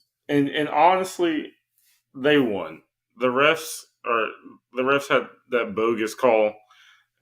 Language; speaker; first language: English; native; English